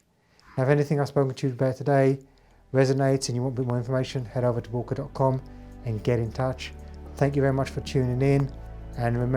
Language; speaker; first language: English; native; English